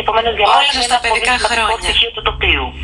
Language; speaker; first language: Greek; native; Greek